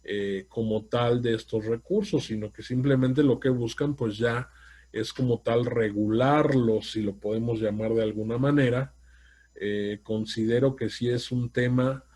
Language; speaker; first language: Spanish; native; Spanish